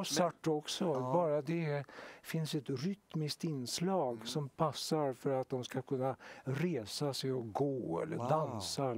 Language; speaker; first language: Swedish; native; Swedish